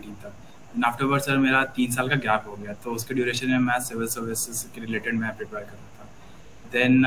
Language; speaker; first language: Hindi; native; Hindi